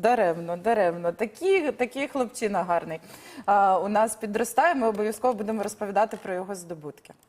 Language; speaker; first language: Ukrainian; native; Ukrainian